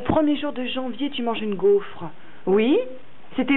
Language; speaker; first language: French; native; French